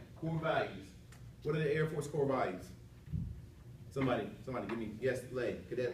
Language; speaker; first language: English; native; English